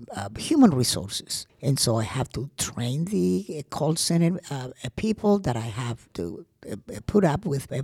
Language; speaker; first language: English; non-native, fluent; Spanish